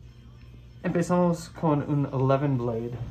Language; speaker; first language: Spanish; non-native, learner; English